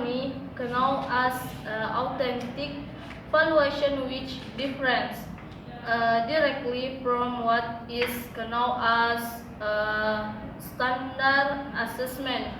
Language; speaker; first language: English; non-native, learner; Indonesian